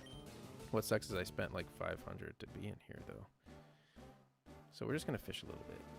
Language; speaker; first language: English; native; English